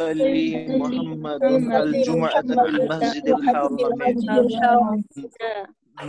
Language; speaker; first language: Arabic; non-native, learner; Urdu